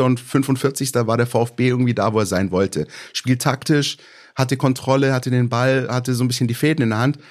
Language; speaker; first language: German; native; German